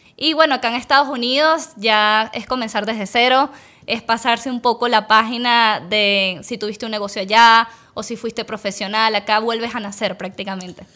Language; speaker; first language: Spanish; native; Spanish